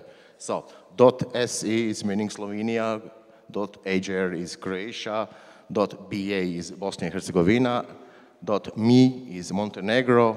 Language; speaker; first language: English; non-native, learner; Croatian